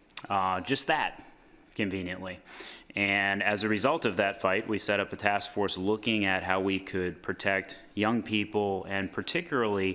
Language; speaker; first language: English; native; English